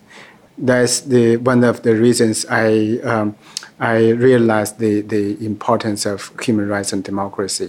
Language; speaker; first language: English; non-native, fluent; Chinese